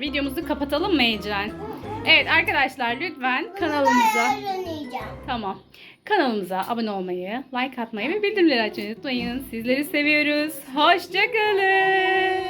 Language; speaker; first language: Turkish; native; Turkish